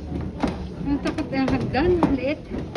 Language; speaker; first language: Japanese; non-native, learner; Filipino